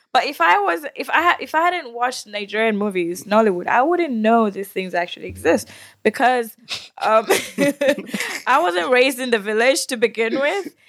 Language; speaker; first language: English; non-native, local second language; Swahili